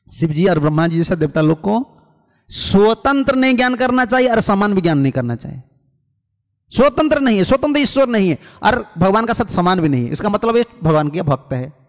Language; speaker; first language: Hindi; non-native, local second language; Odia